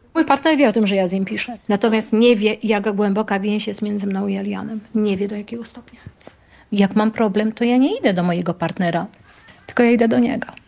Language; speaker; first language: Polish; native; Polish